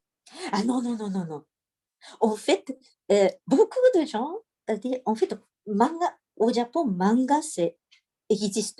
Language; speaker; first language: French; non-native, learner; Japanese